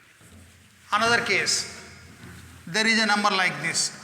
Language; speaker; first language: English; non-native, local second language; Kannada